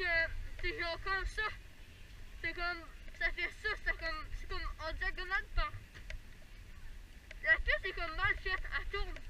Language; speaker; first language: French; native; French